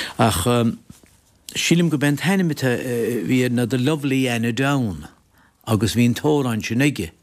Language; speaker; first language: Irish; native; Irish